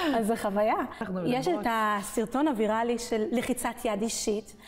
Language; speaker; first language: Hebrew; early bilingual, other home language; French